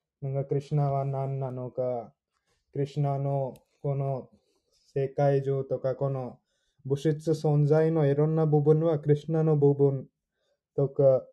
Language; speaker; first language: Japanese; non-native, fluent; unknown